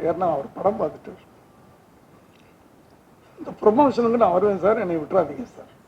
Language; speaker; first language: Tamil; native; Tamil